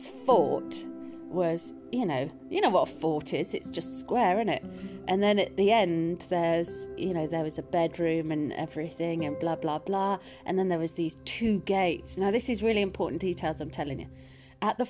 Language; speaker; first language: English; native; English